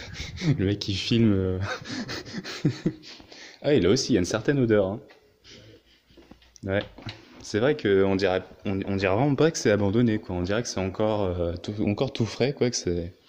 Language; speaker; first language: French; native; French